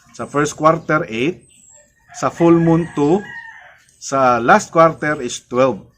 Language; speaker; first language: Filipino; non-native, local second language; Cebuano